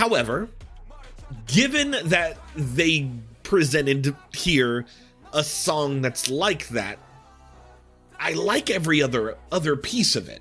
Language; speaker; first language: English; native; English